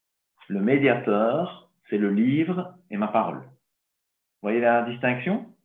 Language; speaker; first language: French; native; French